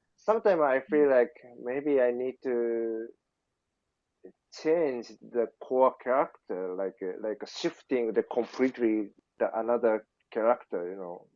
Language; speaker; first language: English; non-native, learner; Japanese